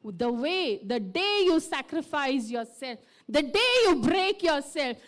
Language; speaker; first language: English; non-native, local second language; Kannada